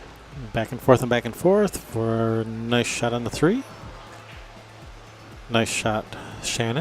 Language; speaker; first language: English; native; English